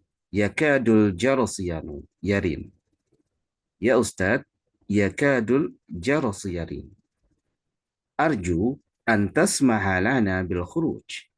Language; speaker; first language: Arabic; non-native, fluent; Indonesian